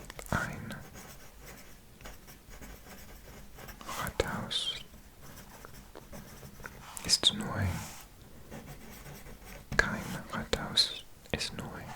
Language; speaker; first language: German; non-native, learner; Welsh